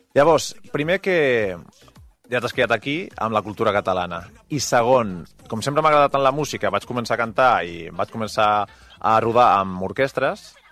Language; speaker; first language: Catalan; non-native, local second language; Spanish